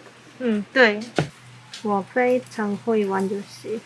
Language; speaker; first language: Chinese; non-native, learner; Korean